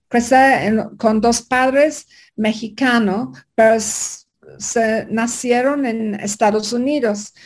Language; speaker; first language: Spanish; non-native, learner; English